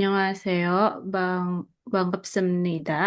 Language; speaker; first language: Korean; non-native, learner; Indonesian